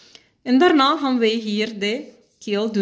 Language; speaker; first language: Dutch; non-native, fluent; Spanish